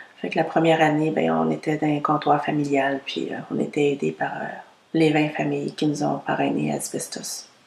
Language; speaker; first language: French; early bilingual, other home language; Vietnamese